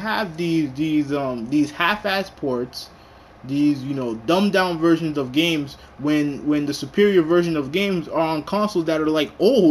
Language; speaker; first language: English; native; English